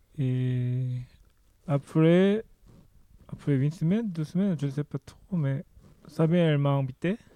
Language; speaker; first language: French; non-native, learner; Korean